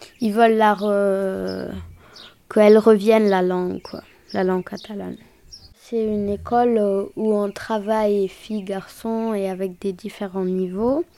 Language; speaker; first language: French; non-native, local second language; German